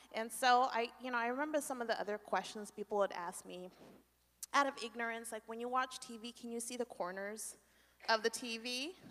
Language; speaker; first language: English; native; English